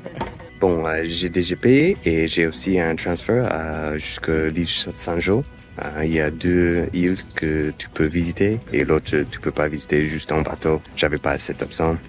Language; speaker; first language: French; non-native, fluent; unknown